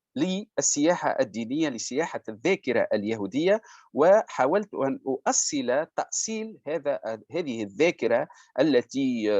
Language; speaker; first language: Arabic; native; Arabic